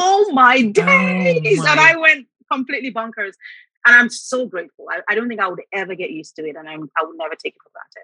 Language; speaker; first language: English; non-native, local second language; Yoruba